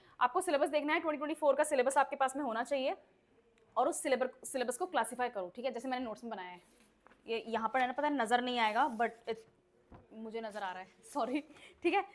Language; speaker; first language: Hindi; native; Hindi